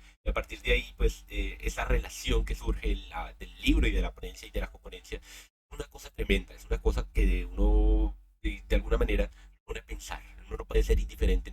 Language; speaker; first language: Spanish; native; Spanish